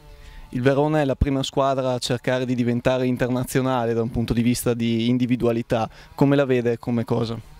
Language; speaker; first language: Italian; native; Italian